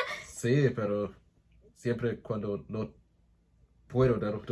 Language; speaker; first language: Spanish; non-native, learner; English